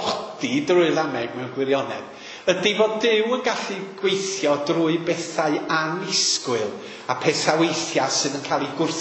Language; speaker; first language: Welsh; native; Welsh